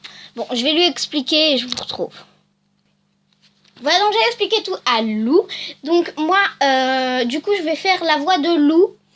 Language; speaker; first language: French; native; French